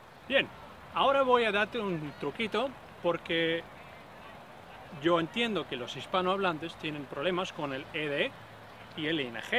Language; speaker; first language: Spanish; non-native, fluent; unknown